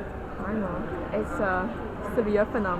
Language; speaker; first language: English; non-native, learner; Chinese